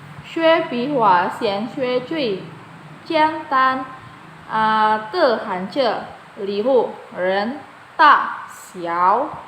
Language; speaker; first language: Chinese; non-native, fluent; Indonesian